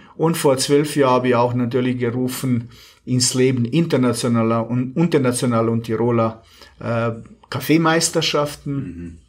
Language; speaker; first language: German; non-native, fluent; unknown